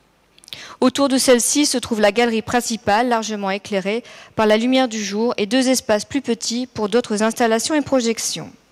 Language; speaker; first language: French; native; French